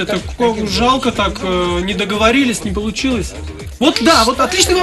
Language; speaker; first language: Russian; native; Russian